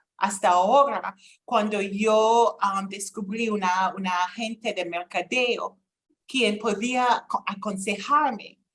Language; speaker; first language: Spanish; non-native, fluent; English